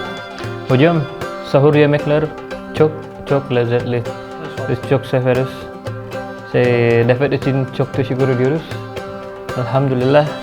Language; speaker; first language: Turkish; non-native, learner; Indonesian